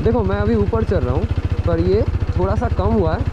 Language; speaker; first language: Hindi; non-native, local second language; Bangla